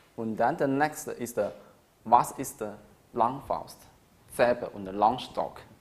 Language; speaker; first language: German; non-native, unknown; Chinese